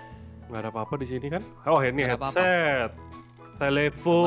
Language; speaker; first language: Indonesian; native; Indonesian